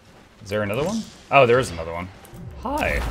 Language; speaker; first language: English; native; English